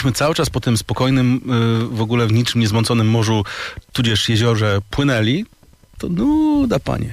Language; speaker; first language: Polish; native; Polish